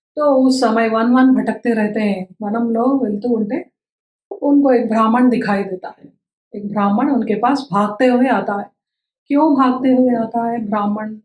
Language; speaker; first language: Hindi; non-native, local second language; Telugu